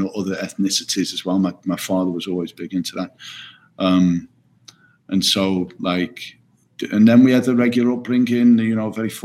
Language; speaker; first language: English; native; English